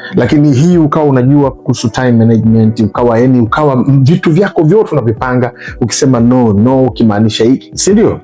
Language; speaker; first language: Swahili; native; Swahili